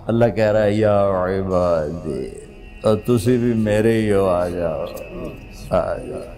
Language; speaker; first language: Urdu; non-native, local second language; Punjabi